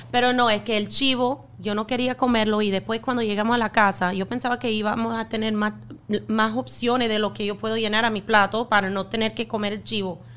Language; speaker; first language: Spanish; non-native, fluent; English